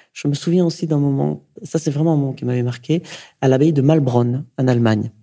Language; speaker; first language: French; native; French